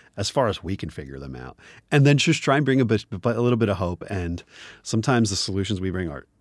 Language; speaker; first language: English; native; English